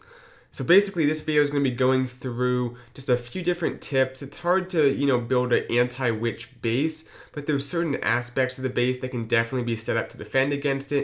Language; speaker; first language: English; native; English